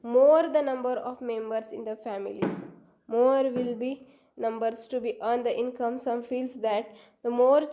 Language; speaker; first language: English; non-native, local second language; Marathi